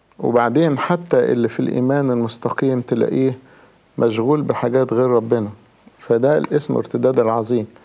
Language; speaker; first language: Arabic; native; Arabic